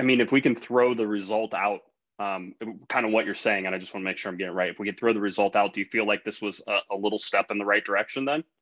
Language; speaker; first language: English; native; English